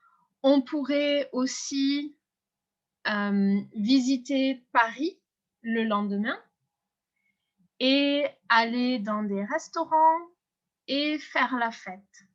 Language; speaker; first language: French; non-native, fluent; English